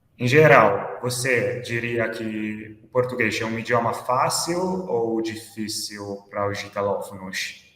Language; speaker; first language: Portuguese; non-native, fluent; Italian